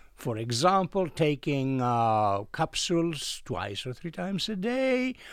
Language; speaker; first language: English; non-native, fluent; Greek